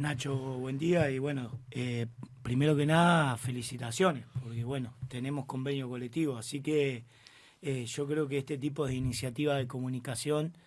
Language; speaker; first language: Spanish; native; Spanish